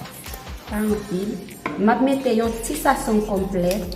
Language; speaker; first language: French; early bilingual, heritage; Haitian Creole